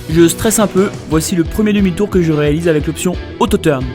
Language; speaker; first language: French; native; French